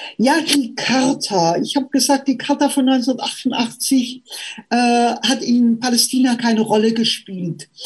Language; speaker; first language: German; native; German